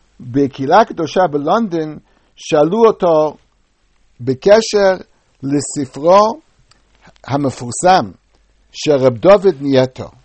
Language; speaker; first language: Hebrew; non-native, fluent; English